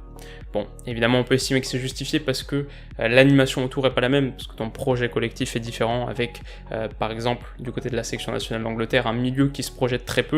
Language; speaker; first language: French; native; French